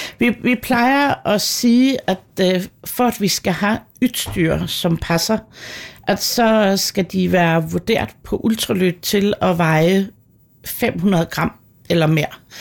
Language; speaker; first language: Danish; native; Danish